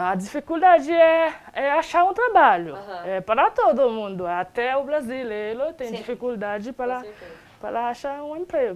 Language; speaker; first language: Portuguese; non-native, learner; Haitian Creole